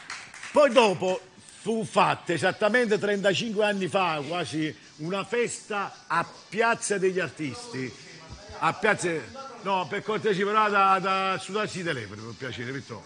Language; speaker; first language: Italian; native; Italian